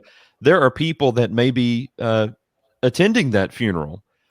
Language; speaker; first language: English; native; English